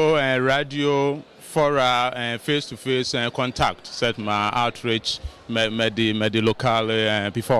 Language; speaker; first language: Dutch; non-native, fluent; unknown